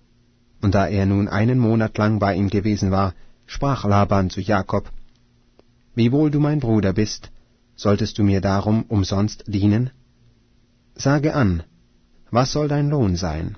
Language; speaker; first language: German; native; German